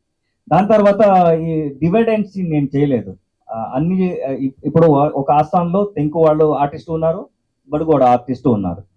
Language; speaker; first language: Telugu; non-native, learner; Kannada